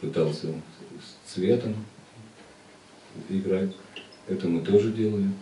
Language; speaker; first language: Russian; native; Russian